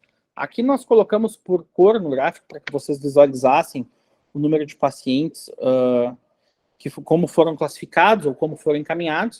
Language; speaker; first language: Portuguese; native; Portuguese